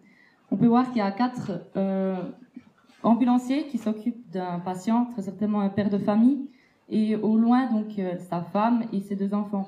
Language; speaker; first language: French; native; French